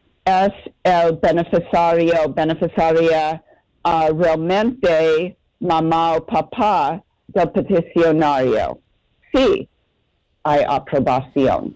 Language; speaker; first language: Spanish; non-native, learner; English